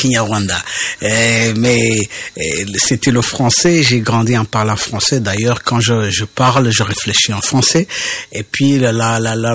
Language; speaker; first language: French; non-native, local second language; Kinyarwanda